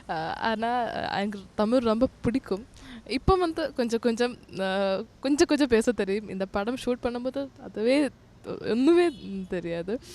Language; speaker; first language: Tamil; non-native, learner; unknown